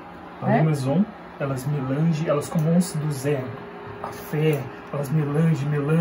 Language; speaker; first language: French; non-native, learner; Portuguese